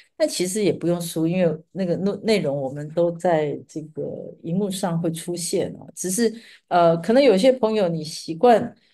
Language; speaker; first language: Chinese; native; Chinese